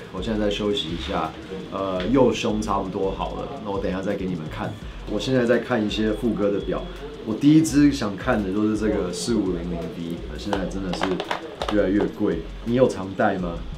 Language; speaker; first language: Chinese; early bilingual, other home language; English